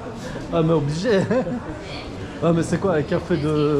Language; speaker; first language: French; early bilingual, other home language; Polish